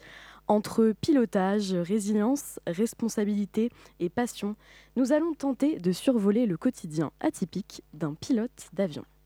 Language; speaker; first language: French; native; French